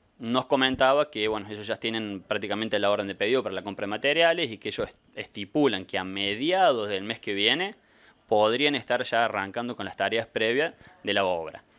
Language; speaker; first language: Spanish; native; Spanish